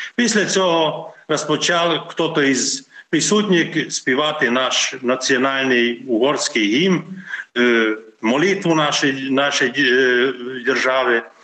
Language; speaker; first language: Ukrainian; non-native, local second language; Hungarian